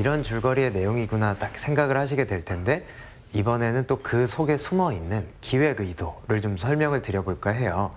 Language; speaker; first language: Korean; native; Korean